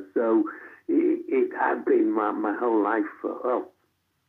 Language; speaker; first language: English; native; English